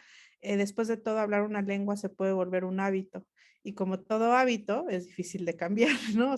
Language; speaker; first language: Spanish; non-native, local second language; Mixtepec Mixtec